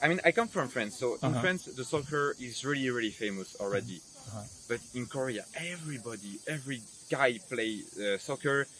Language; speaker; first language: English; non-native, fluent; French